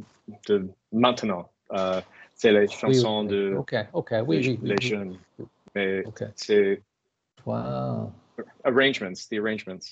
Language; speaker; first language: French; non-native, learner; English